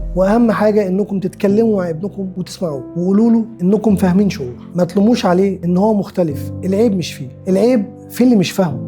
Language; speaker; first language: Arabic; native; Arabic